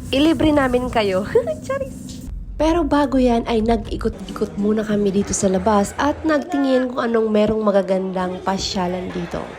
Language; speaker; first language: Filipino; non-native, local second language; Bikol